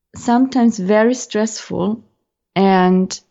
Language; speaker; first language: English; non-native, fluent; German